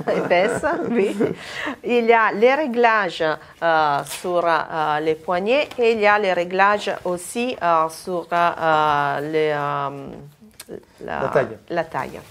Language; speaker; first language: French; non-native, fluent; Italian